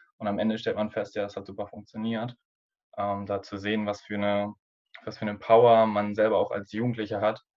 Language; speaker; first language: German; native; German